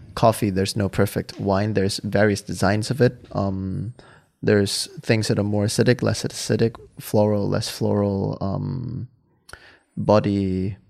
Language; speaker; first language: English; non-native, fluent; Thai